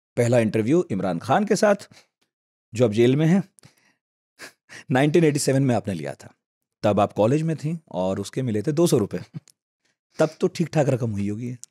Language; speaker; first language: Hindi; native; Hindi